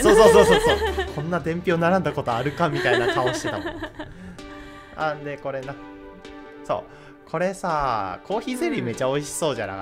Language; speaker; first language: Japanese; native; Japanese